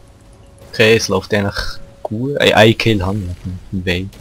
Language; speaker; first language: German; native; German